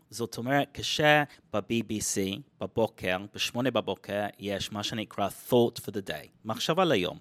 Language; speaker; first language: Hebrew; non-native, fluent; English